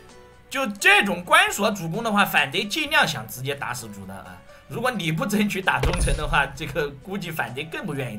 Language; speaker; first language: Chinese; native; Chinese